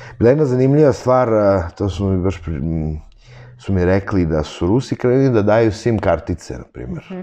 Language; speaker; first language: Serbian; early bilingual, heritage; Serbian